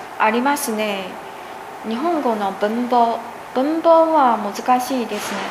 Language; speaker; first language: Japanese; non-native, learner; Chinese